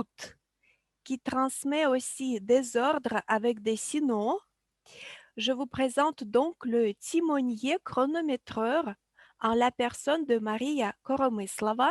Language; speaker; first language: French; non-native, fluent; Russian